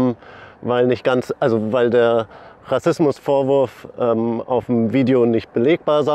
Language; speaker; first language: German; native; German